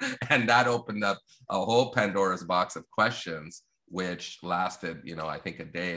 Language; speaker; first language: English; native; English